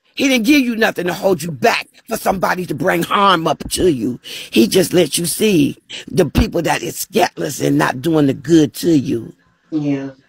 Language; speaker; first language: English; native; English